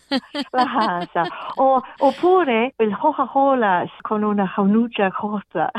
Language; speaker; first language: Italian; non-native, learner; German